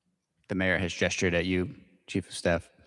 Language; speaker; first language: English; native; English